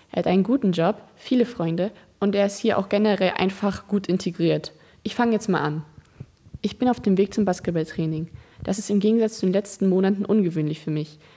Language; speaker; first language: German; native; German